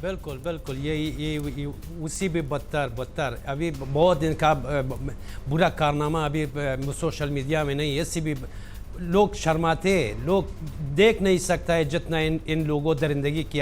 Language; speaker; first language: Hindi; non-native, learner; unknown